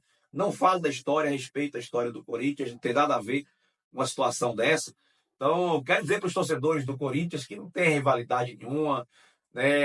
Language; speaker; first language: Portuguese; native; Portuguese